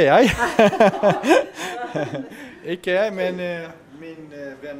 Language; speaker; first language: Norwegian; non-native, learner; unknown